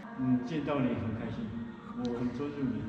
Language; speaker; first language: Chinese; non-native, fluent; Korean